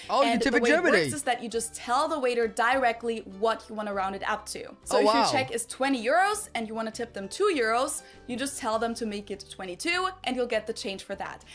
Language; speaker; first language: English; non-native, fluent; German